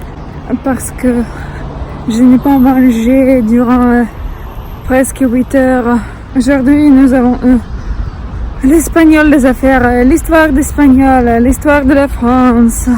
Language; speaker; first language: French; non-native, learner; Russian